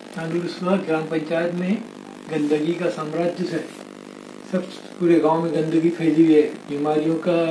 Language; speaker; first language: Hindi; non-native, local second language; Marathi